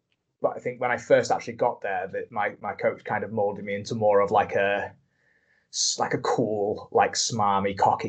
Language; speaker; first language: English; native; English